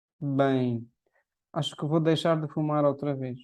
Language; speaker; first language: Portuguese; non-native, fluent; Hindi